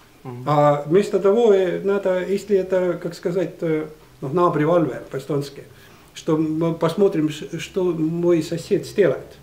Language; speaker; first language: Russian; non-native, local second language; Estonian